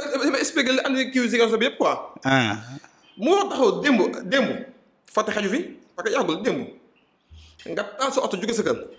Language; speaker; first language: Wolof; non-native, local second language; Jola-Fonyi